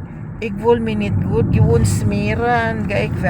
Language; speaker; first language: Dutch; non-native, learner; Filipino